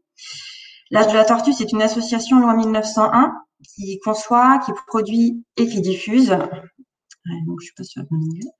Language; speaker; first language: French; native; French